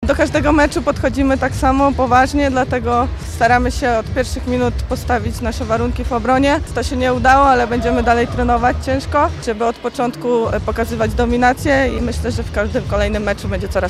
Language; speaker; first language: Polish; native; Polish